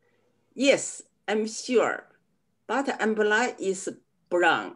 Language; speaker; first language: English; non-native, learner; Chinese